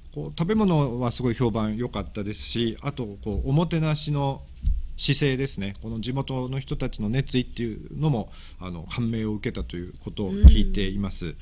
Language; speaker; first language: Japanese; native; Japanese